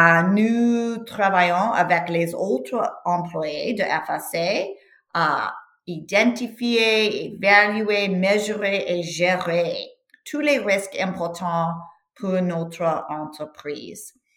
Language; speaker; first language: French; non-native, learner; English